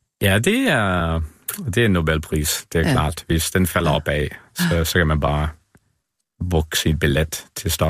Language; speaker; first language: Danish; non-native, fluent; English